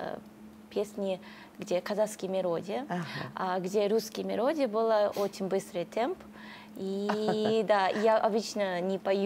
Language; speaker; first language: Russian; non-native, learner; Japanese